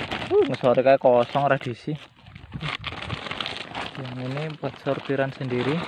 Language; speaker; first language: Indonesian; non-native, local second language; Javanese